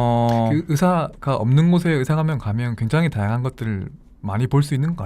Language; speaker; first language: Korean; native; Korean